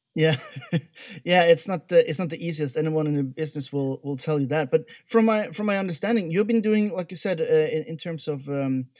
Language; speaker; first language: English; non-native, fluent; Norwegian